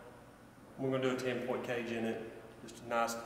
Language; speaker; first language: English; native; English